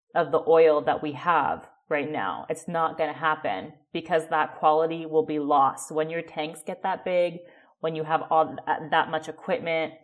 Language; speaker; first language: English; native; English